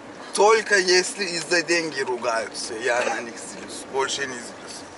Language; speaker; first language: Russian; non-native, learner; Turkish